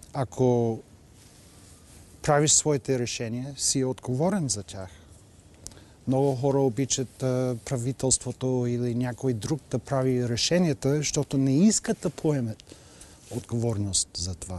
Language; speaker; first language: Bulgarian; non-native, fluent; English